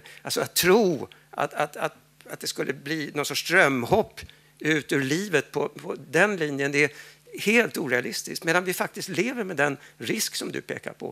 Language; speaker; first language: Swedish; native; Swedish